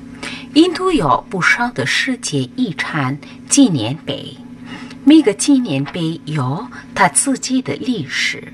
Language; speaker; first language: Chinese; non-native, fluent; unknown